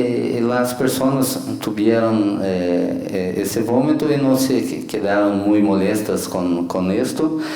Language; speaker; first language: Spanish; non-native, fluent; Portuguese